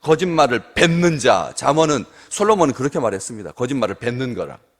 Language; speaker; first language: Korean; native; Korean